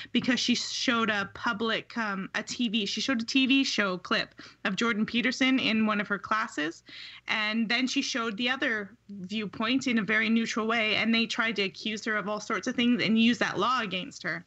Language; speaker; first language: English; native; English